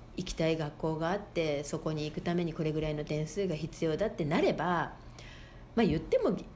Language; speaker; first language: Japanese; native; Japanese